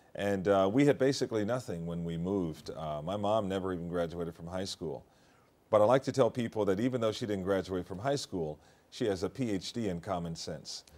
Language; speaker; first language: English; native; English